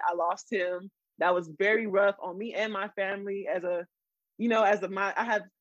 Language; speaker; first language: English; native; English